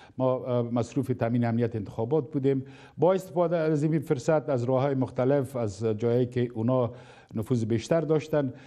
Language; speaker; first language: Persian; non-native, local second language; Pashto